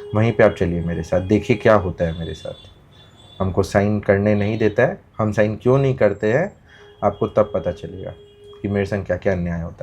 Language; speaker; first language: Hindi; non-native, local second language; Bangla